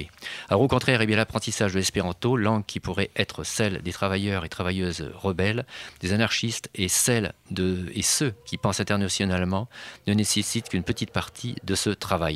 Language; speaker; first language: French; native; French